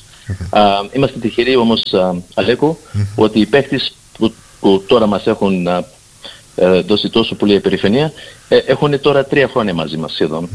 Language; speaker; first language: Greek; early bilingual, heritage; Greek